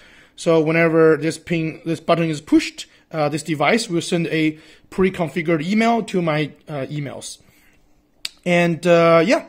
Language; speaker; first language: English; non-native, fluent; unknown